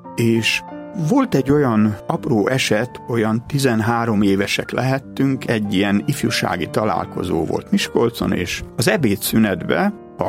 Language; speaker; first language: Hungarian; native; Hungarian